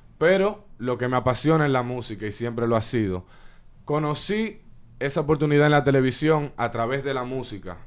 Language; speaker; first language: Spanish; native; Spanish